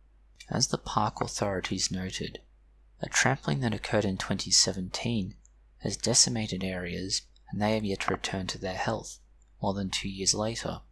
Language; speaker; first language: English; native; English